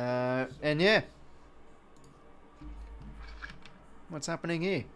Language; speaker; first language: English; native; English